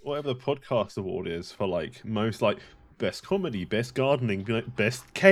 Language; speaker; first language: English; native; English